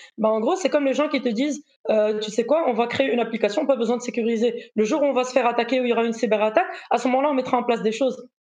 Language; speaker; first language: French; non-native, local second language; Arabic